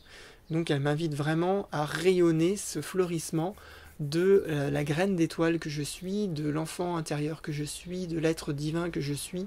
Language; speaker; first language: French; native; French